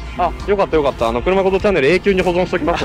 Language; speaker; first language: Japanese; native; Japanese